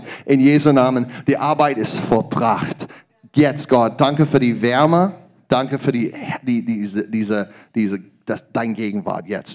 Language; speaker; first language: German; non-native, learner; English